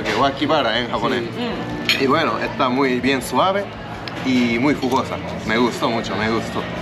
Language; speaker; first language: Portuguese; non-native, learner; Japanese